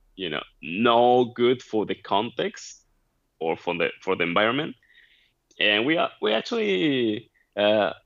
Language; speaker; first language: English; non-native, fluent; Spanish